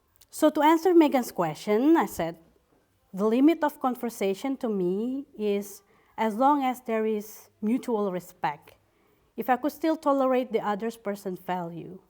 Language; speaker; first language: English; non-native, fluent; Indonesian